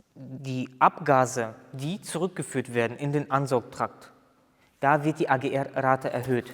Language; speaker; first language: German; native; German